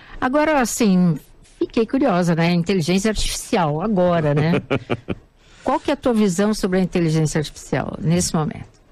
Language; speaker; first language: Portuguese; native; Portuguese